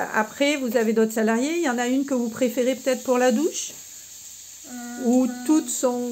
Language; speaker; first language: French; native; French